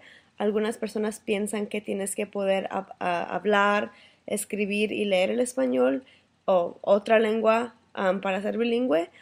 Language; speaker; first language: Spanish; early bilingual, heritage; Spanish